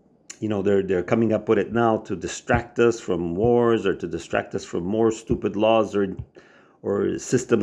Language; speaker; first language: English; non-native, local second language; French